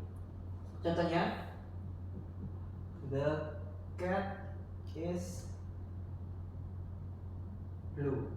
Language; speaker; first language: English; non-native, learner; Indonesian